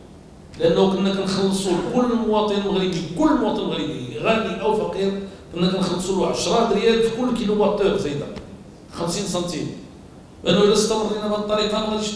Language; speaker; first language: Arabic; native; Arabic